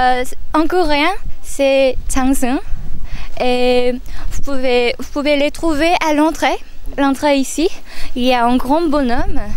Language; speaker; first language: French; non-native, fluent; Korean